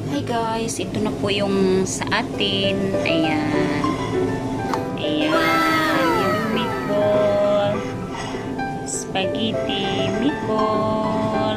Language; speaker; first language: Filipino; non-native, local second language; Cebuano